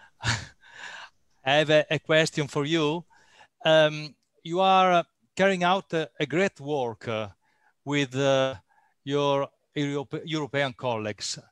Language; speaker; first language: English; non-native, fluent; Italian